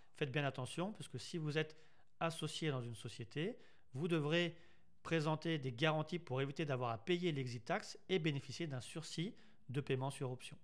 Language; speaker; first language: French; native; French